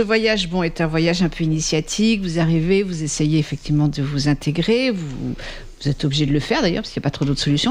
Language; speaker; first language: French; native; French